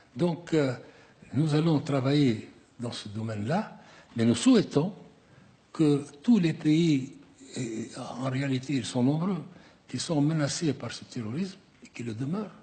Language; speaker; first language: French; non-native, local second language; Arabic